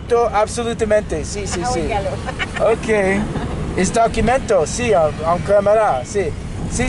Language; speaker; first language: Spanish; non-native, learner; English